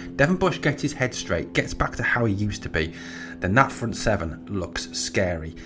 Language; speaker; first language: English; native; English